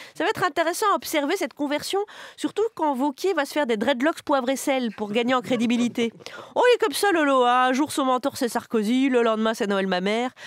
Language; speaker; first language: French; native; French